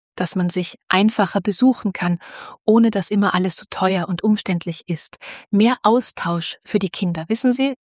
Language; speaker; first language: German; native; German